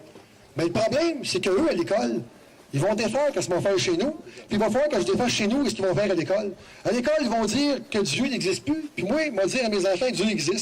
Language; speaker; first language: French; native; French